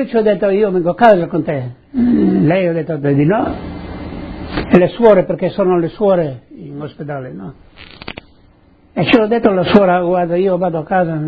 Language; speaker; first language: Italian; early bilingual, heritage; Italian